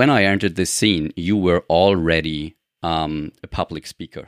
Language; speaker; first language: English; non-native, fluent; German